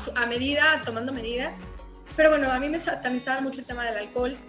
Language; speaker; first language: Spanish; native; Spanish